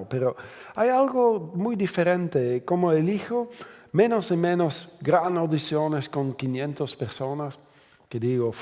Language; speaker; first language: Spanish; non-native, fluent; Dutch